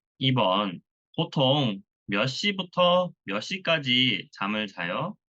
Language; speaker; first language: Korean; non-native, fluent; Thai